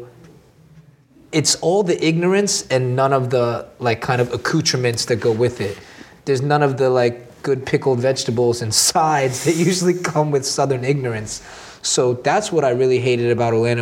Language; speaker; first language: English; native; English